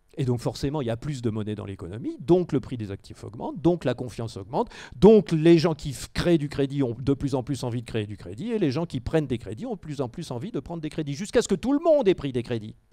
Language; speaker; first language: French; native; French